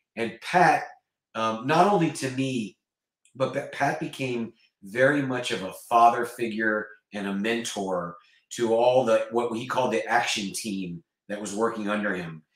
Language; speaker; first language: English; native; English